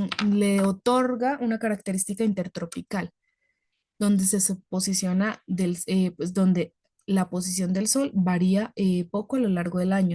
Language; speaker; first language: Spanish; native; Spanish